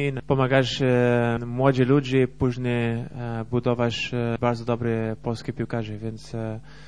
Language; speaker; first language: Polish; non-native, learner; Portuguese